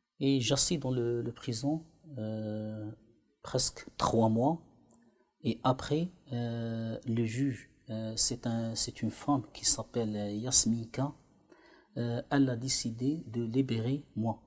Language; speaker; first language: French; non-native, learner; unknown